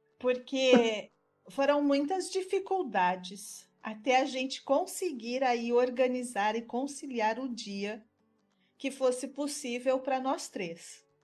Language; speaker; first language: Portuguese; native; Portuguese